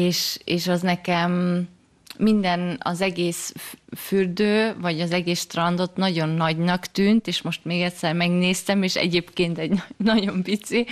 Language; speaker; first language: Hungarian; early bilingual, heritage; German